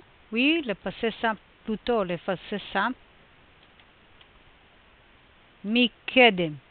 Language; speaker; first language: French; non-native, fluent; Hebrew